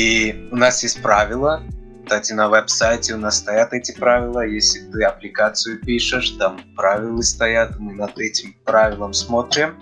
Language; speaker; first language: Russian; early bilingual, heritage; Russian